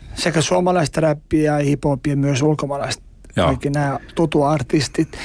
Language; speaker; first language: Finnish; non-native, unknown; Albanian